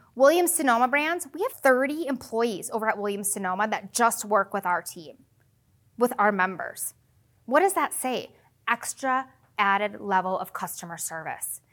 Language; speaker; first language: English; native; English